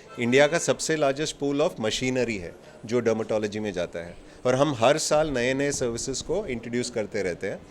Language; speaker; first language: Hindi; non-native, local second language; Malayalam